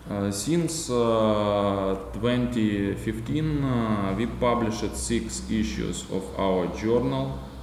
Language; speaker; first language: English; non-native, fluent; Russian